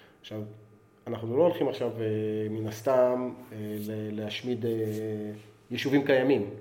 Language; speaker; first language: Hebrew; native; Hebrew